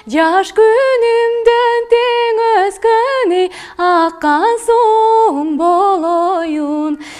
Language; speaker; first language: Kyrgyz; non-native, local second language; Russian